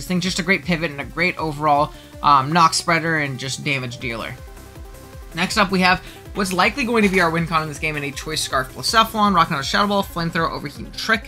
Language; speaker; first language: English; native; English